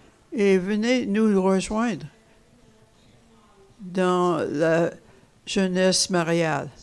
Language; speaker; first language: French; non-native, fluent; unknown